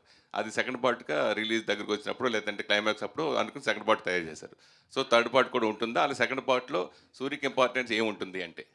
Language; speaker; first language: Telugu; native; Telugu